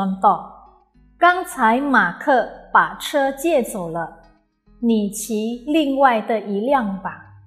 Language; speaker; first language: Chinese; non-native, fluent; Indonesian